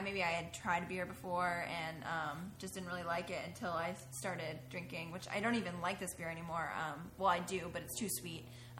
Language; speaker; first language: English; native; English